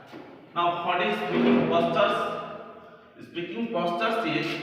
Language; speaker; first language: English; non-native, local second language; Bangla